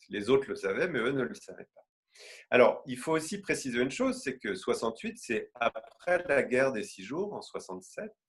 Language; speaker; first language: French; native; French